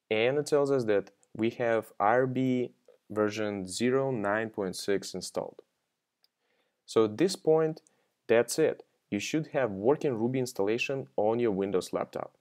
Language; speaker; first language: English; non-native, fluent; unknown